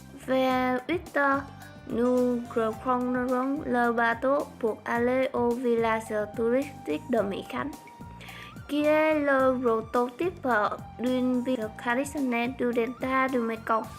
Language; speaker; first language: French; non-native, learner; Vietnamese